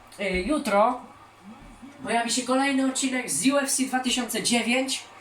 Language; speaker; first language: Polish; native; Polish